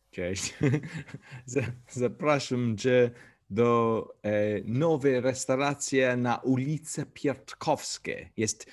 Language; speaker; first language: Polish; non-native, learner; English